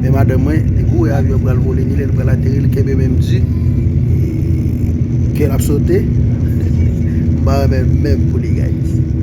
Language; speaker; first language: French; non-native, learner; Haitian Creole